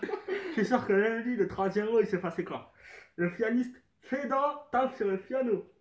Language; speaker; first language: French; native; French